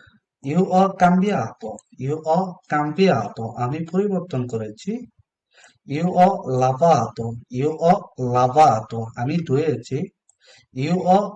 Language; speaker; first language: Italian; non-native, learner; Bangla